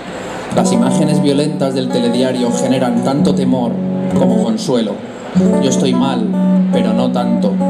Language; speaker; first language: Spanish; native; Spanish